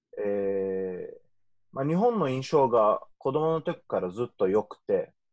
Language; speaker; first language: Japanese; non-native, fluent; Turkish